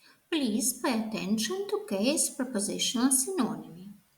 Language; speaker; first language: English; non-native, fluent; Ukrainian